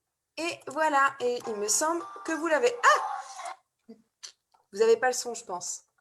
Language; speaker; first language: French; native; French